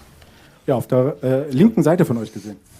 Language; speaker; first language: German; native; German